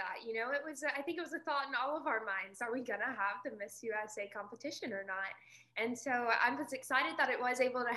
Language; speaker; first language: English; native; English